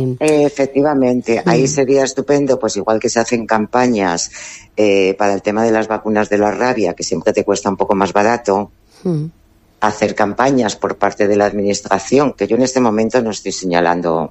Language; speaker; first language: Spanish; native; Spanish